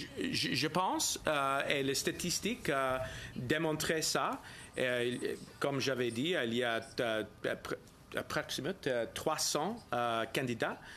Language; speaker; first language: French; non-native, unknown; English